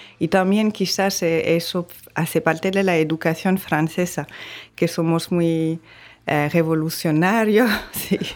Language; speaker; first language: Spanish; non-native, fluent; French